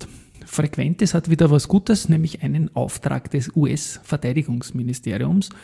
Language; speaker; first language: German; native; German